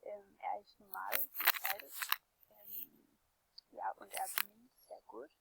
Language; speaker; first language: German; non-native, learner; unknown